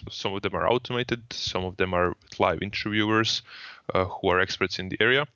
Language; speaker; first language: English; non-native, fluent; Croatian